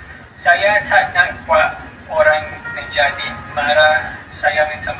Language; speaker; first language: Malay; non-native, learner; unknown